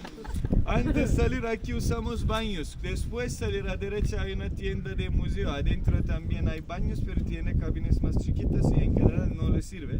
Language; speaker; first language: Spanish; non-native, fluent; Turkish